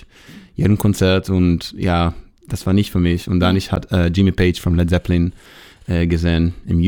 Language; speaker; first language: German; non-native, learner; Hebrew